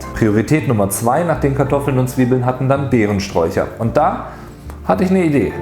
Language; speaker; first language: German; native; German